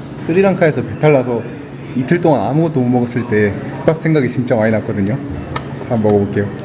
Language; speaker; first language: Korean; native; Korean